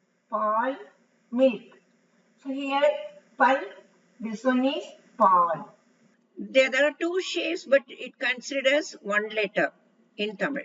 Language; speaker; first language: English; non-native, local second language; Tamil